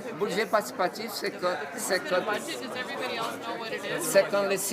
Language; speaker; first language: French; non-native, fluent; Portuguese